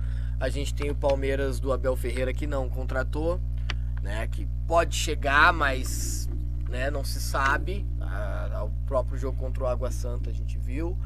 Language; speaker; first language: Portuguese; native; Portuguese